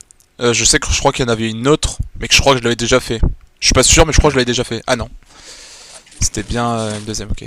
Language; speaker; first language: French; native; French